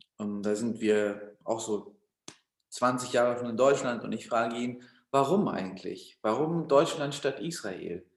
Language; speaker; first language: German; early bilingual, other home language; Russian